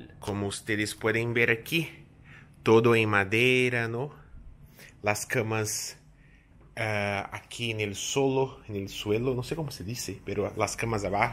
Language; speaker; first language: Spanish; non-native, fluent; Portuguese